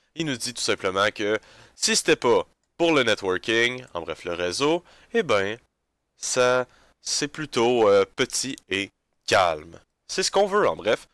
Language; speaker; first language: French; native; French